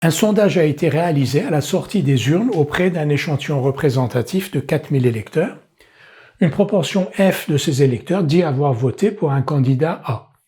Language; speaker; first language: French; native; French